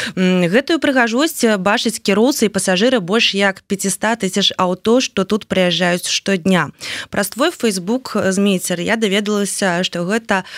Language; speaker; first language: Belarusian; native; Belarusian